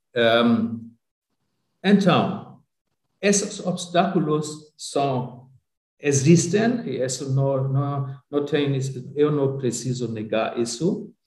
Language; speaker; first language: Portuguese; non-native, fluent; German